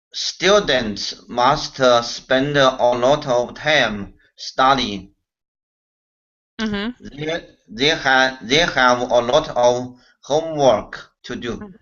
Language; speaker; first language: English; non-native, learner; Chinese